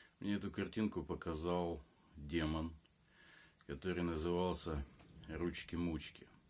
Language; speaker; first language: Russian; native; Russian